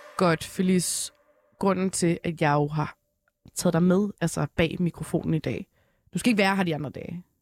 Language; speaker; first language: Danish; early bilingual, other home language; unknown